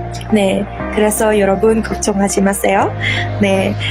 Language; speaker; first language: Korean; non-native, learner; Malay